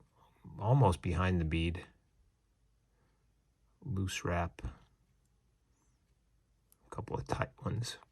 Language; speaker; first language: English; native; English